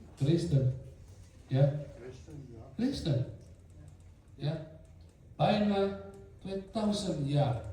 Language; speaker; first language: Dutch; non-native, learner; Indonesian